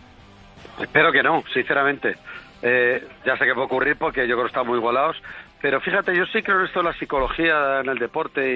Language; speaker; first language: Spanish; native; Spanish